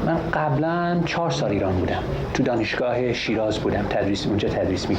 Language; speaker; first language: Persian; non-native, fluent; English